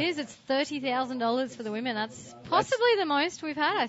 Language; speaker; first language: English; native; English